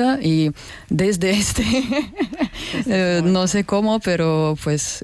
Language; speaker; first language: Spanish; non-native, learner; Russian